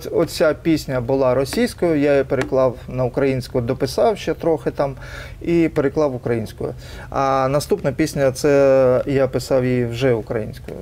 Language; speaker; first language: Ukrainian; non-native, local second language; Russian